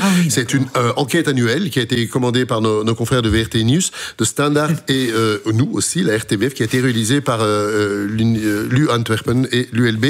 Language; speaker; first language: French; native; French